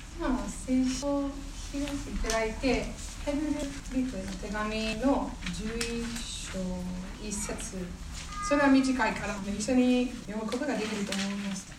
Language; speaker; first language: Japanese; non-native, fluent; English